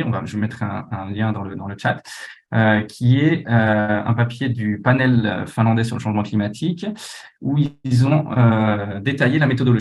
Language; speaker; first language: French; native; French